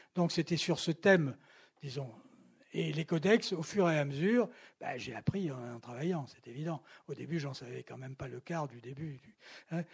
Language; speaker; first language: French; native; French